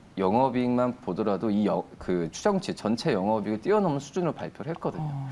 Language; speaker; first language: Korean; native; Korean